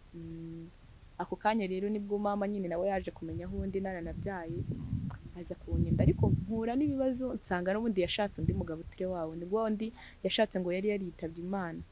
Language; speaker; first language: Kinyarwanda; native; Kinyarwanda